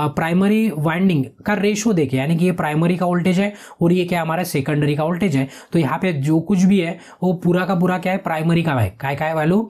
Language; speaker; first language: Hindi; non-native, local second language; Marathi